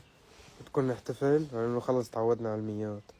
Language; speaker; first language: Arabic; native; Arabic